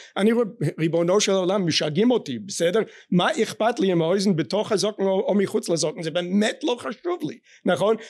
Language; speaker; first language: Hebrew; non-native, fluent; English